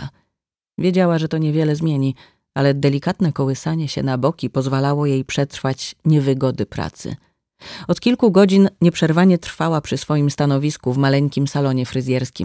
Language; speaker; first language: Polish; native; Polish